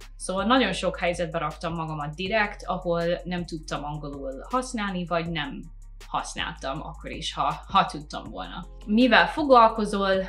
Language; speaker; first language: Hungarian; non-native, fluent; English